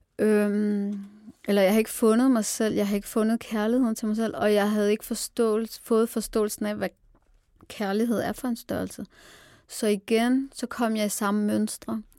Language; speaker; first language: Danish; early bilingual, other home language; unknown